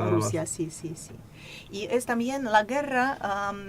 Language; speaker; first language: Spanish; non-native, fluent; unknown